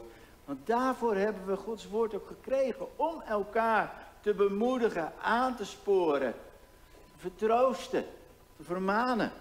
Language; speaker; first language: Dutch; native; Dutch